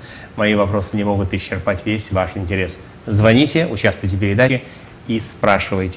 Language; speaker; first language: Russian; native; Russian